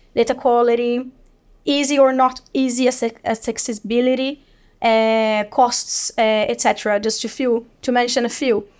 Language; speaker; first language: English; non-native, fluent; Portuguese